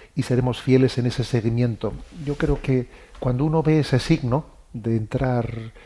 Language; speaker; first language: Spanish; native; Spanish